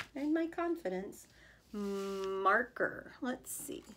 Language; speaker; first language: English; native; English